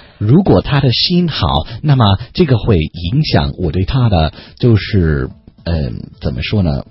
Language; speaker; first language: Chinese; non-native, fluent; English